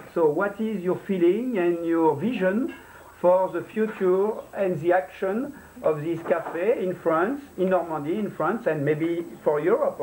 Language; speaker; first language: English; non-native, learner; French